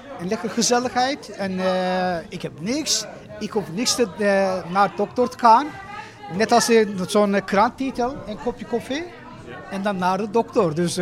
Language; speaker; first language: Dutch; non-native, learner; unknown